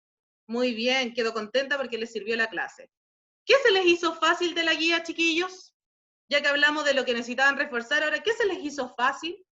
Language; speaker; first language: Spanish; native; Spanish